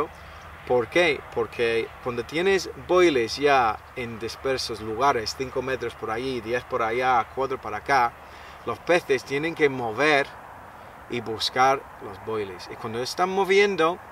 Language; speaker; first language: Spanish; non-native, fluent; English